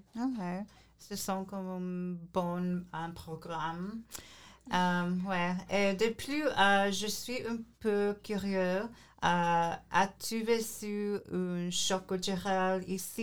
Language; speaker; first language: French; non-native, learner; English